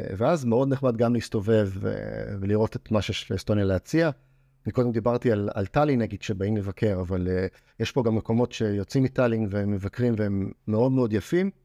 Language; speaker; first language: Hebrew; native; Hebrew